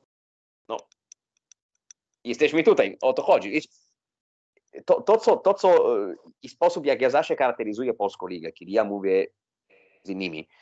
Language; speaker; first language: Polish; non-native, fluent; Italian